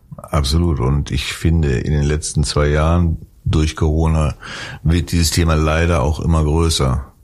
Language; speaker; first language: German; native; German